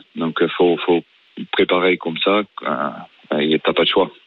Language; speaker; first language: French; non-native, fluent; Afrikaans